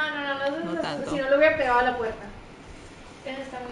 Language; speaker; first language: Spanish; native; Spanish